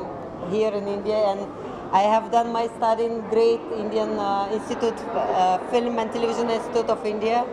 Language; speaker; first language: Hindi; non-native, learner; Russian